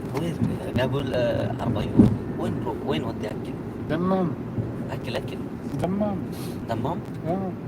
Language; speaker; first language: Arabic; non-native, learner; Bangla